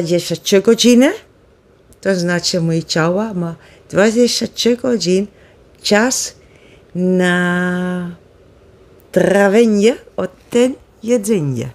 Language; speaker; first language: Polish; non-native, learner; Dutch